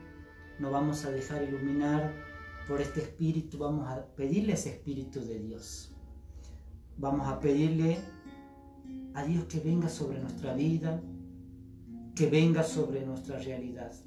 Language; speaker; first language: Spanish; native; Spanish